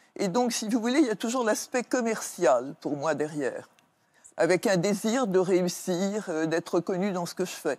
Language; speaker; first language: French; native; French